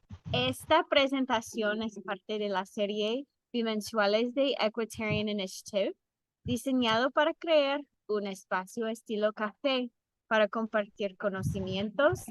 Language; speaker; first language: Spanish; non-native, fluent; English